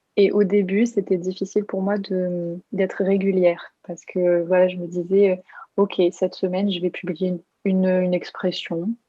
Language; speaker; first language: French; native; French